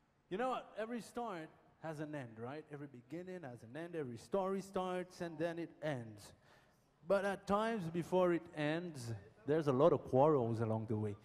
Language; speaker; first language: English; non-native, fluent; Seselwa Creole French